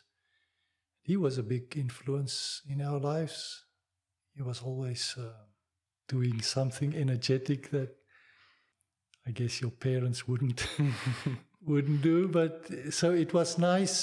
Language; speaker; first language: English; non-native, local second language; Afrikaans